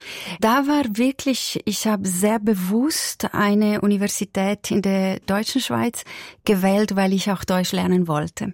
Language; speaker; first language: German; non-native, local second language; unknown